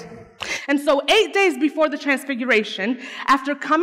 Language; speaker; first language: English; early bilingual, other home language; Spanish